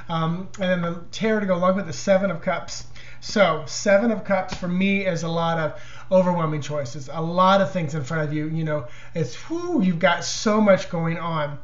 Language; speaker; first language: English; native; English